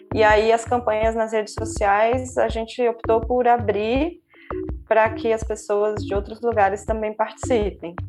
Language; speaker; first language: Portuguese; native; Portuguese